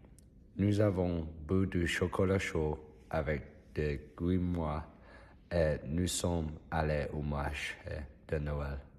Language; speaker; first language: French; non-native, learner; English